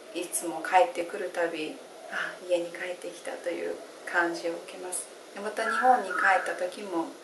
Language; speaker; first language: Japanese; native; Japanese